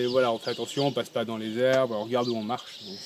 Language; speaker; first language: French; native; French